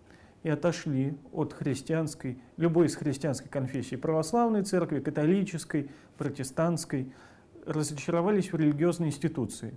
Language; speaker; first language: Russian; native; Russian